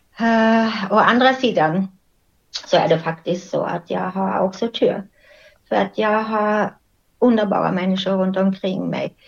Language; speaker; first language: Swedish; non-native, fluent; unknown